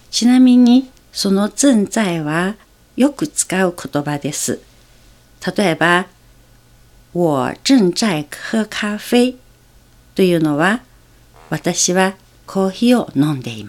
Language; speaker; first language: Japanese; non-native, fluent; Chinese